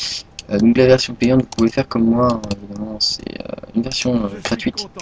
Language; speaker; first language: French; native; French